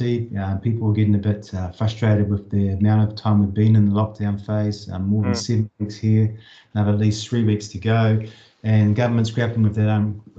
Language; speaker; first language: English; native; English